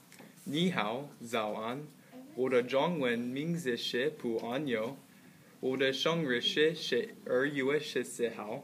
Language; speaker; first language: Chinese; non-native, learner; English